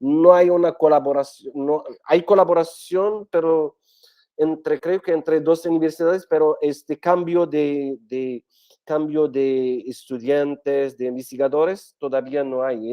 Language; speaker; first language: Spanish; non-native, fluent; Arabic